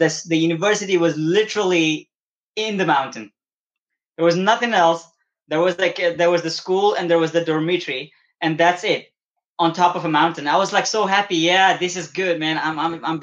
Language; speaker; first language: English; non-native, local second language; Balti